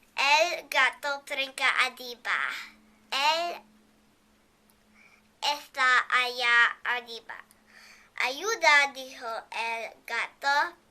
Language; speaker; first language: Spanish; non-native, learner; English